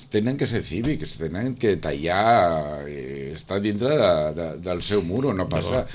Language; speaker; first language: Catalan; non-native, local second language; Spanish